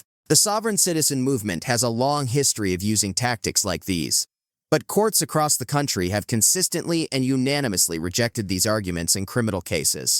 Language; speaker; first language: English; native; English